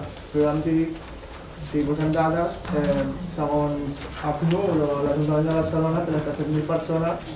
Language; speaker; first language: Catalan; native; Catalan